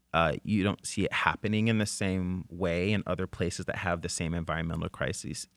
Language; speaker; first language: English; native; English